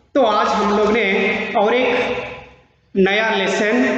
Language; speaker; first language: Hindi; non-native, local second language; Kannada